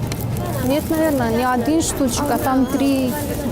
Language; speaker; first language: Russian; non-native, learner; Turkmen